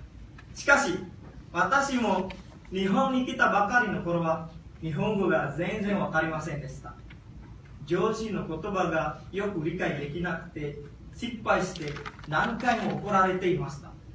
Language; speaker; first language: Japanese; non-native, learner; Indonesian